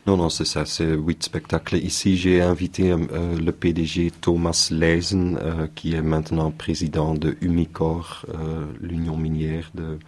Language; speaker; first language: French; non-native, local second language; Dutch